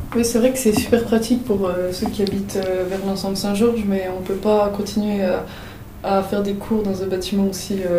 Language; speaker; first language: French; native; French